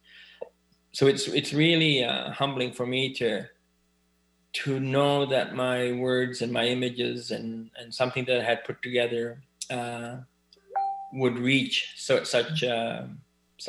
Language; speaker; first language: English; native; English